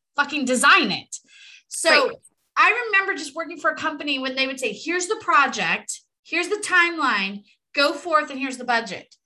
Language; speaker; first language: English; native; English